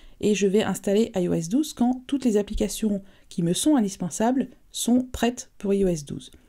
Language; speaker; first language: French; native; French